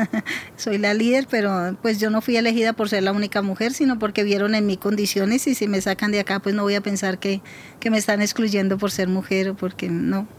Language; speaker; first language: Spanish; native; Spanish